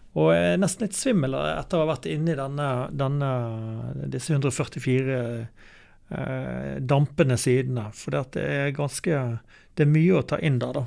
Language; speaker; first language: Norwegian; native; Norwegian